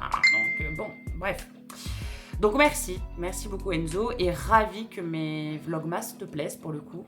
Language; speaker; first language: French; native; French